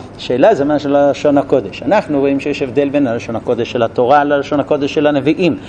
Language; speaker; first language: Hebrew; non-native, fluent; English